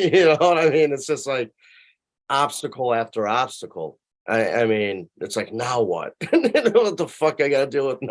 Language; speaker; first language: English; native; English